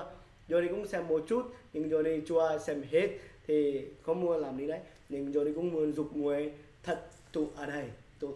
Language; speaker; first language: Vietnamese; non-native, learner; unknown